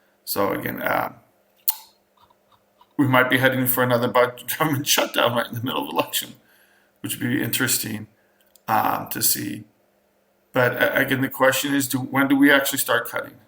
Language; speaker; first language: English; native; English